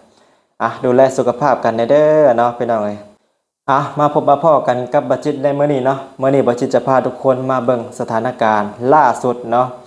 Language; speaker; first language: Thai; non-native, local second language; Northeastern Thai